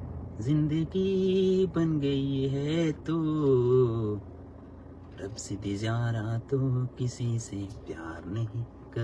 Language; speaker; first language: Hindi; non-native, local second language; Malayalam